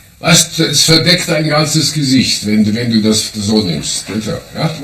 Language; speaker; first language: German; non-native, fluent; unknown